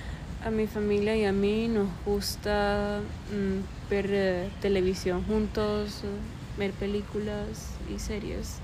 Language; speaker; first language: Spanish; early bilingual, other home language; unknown